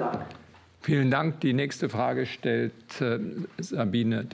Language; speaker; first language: German; native; German